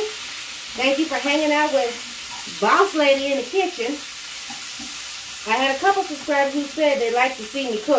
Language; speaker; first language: English; native; English